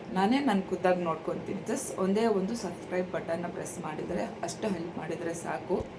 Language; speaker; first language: Kannada; non-native, local second language; Tulu